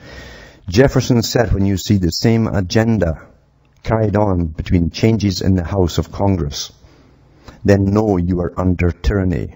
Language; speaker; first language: English; native; English